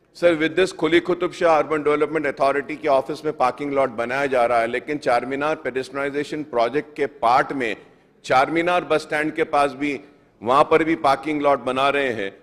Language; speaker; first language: Hindi; non-native, local second language; Urdu